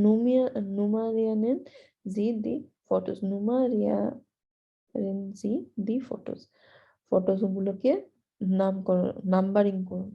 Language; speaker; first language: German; non-native, learner; Bangla